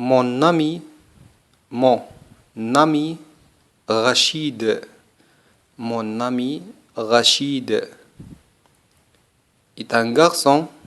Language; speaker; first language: French; non-native, fluent; Arabic